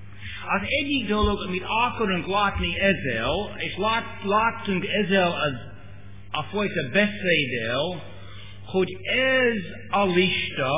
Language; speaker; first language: Hungarian; non-native, learner; English